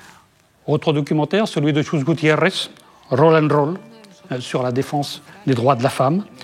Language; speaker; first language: French; native; French